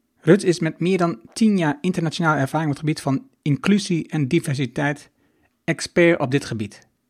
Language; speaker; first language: Dutch; native; Dutch